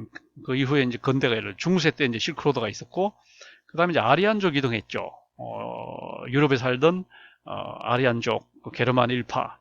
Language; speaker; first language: Korean; native; Korean